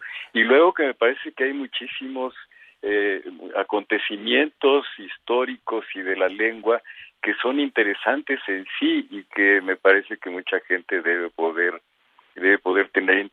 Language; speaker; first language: Spanish; native; Spanish